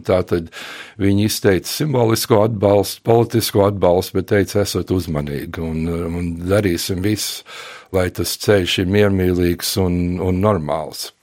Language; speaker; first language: Latvian; early bilingual, heritage; Latvian